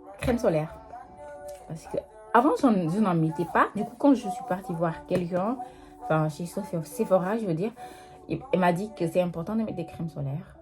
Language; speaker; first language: French; non-native, local second language; Wolof